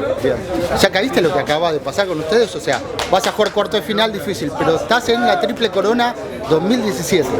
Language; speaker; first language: Spanish; native; Spanish